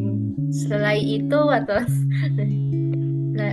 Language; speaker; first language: Indonesian; non-native, fluent; Vietnamese